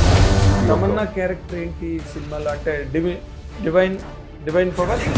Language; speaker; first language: Telugu; native; Telugu